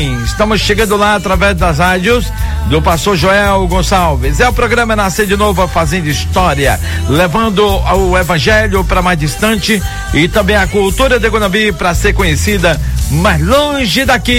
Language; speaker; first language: Portuguese; native; Portuguese